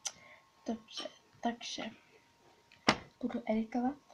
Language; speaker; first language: Czech; early bilingual, heritage; Czech